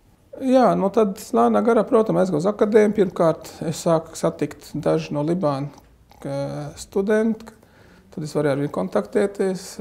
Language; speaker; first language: Latvian; non-native, fluent; Arabic